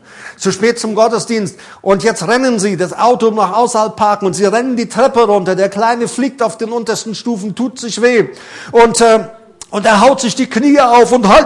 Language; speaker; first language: German; native; German